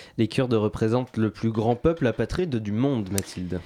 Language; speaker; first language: French; native; French